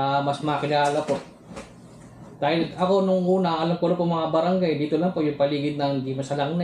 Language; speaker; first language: Filipino; native; Filipino